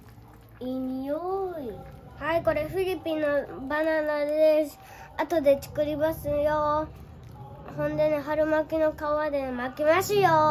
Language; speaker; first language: Japanese; early bilingual, other home language; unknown